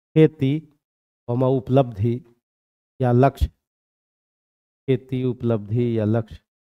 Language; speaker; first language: Hindi; native; Hindi